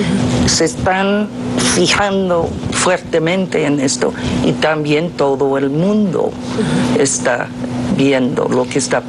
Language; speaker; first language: Spanish; non-native, fluent; English